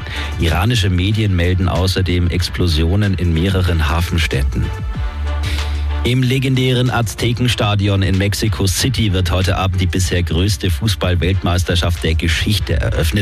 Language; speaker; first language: German; native; German